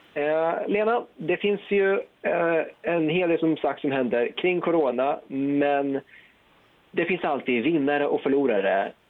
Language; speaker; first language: Swedish; native; Swedish